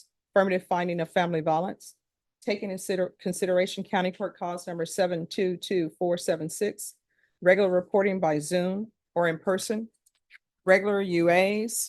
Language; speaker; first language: English; native; English